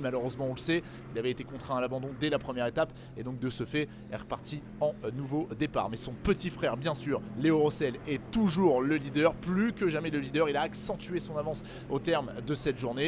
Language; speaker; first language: French; native; French